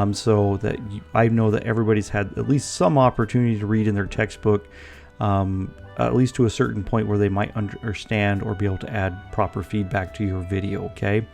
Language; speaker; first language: English; native; English